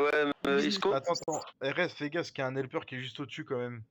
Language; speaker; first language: French; native; French